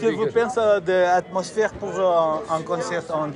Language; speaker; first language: French; non-native, learner; English